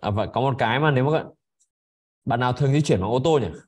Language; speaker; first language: Vietnamese; native; Vietnamese